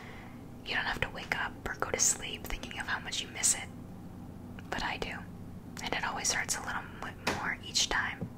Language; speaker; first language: English; native; English